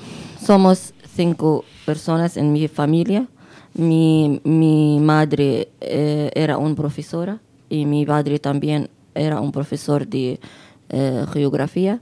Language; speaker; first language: Spanish; non-native, fluent; Arabic